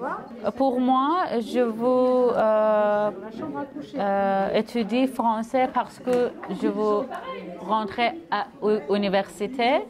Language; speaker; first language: French; non-native, learner; Persian